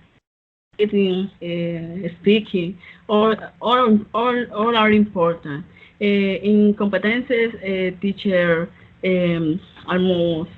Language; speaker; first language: English; non-native, learner; Spanish